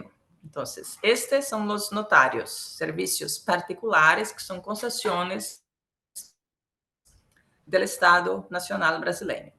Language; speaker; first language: Spanish; non-native, local second language; Portuguese